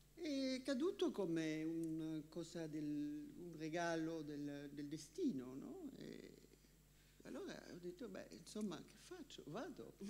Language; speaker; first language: Italian; non-native, fluent; French